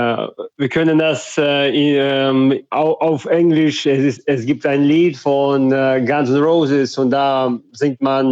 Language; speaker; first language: German; non-native, fluent; Russian